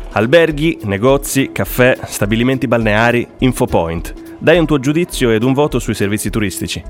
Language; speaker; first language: Italian; native; Italian